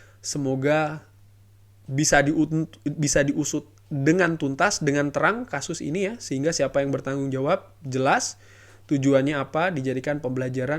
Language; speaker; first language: Indonesian; native; Indonesian